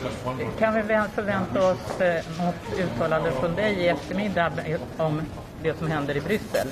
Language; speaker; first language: Swedish; native; Swedish